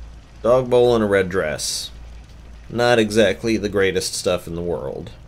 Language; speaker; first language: English; native; English